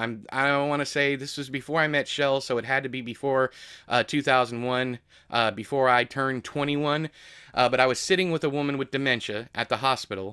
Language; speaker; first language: English; native; English